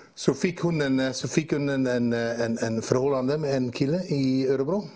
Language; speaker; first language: Swedish; non-native, fluent; Dutch